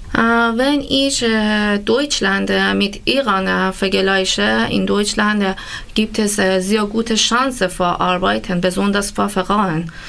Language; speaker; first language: German; non-native, learner; Persian